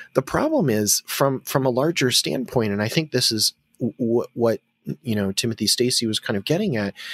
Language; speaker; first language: English; native; English